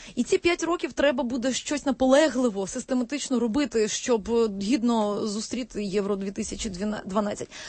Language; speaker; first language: Ukrainian; native; Ukrainian